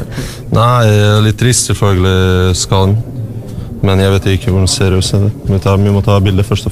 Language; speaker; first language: Norwegian; non-native, learner; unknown